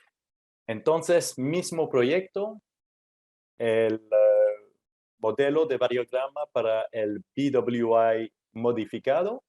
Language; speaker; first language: Spanish; non-native, fluent; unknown